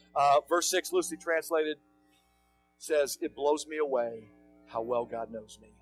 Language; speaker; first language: English; native; English